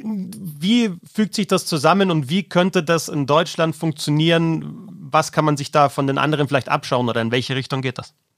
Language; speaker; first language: German; native; German